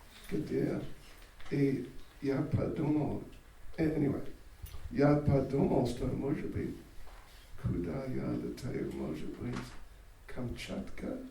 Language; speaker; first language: Russian; non-native, learner; English